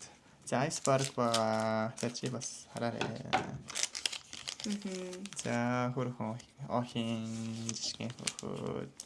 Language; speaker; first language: Mongolian; non-native, learner; Japanese